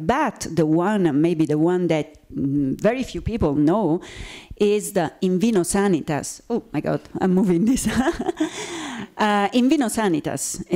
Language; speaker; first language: English; non-native, fluent; Italian